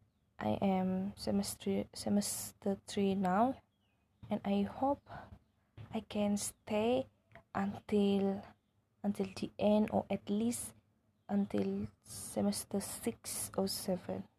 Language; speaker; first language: English; non-native, local second language; Malay